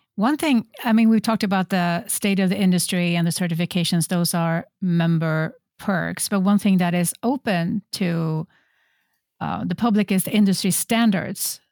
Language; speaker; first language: English; non-native, fluent; Swedish